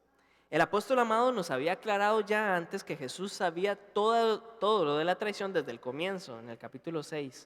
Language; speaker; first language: Spanish; native; Spanish